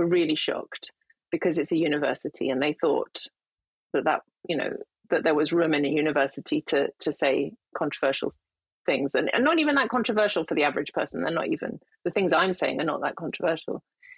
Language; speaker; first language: English; native; English